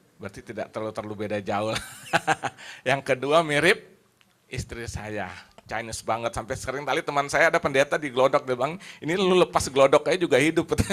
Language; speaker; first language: Indonesian; native; Indonesian